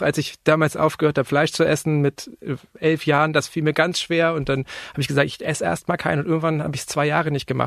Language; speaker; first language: German; native; German